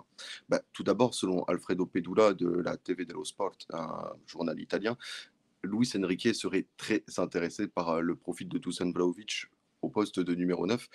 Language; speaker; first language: French; native; French